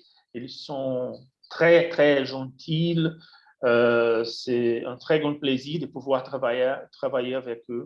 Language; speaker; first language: French; non-native, fluent; Portuguese